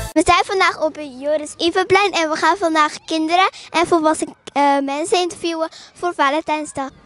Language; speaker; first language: Dutch; native; Dutch